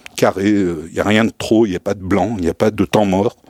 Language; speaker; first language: French; non-native, local second language; Tachelhit